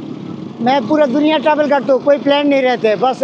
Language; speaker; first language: Hindi; non-native, learner; Bangla